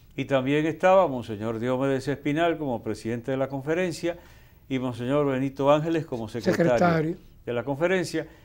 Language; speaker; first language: Spanish; native; Spanish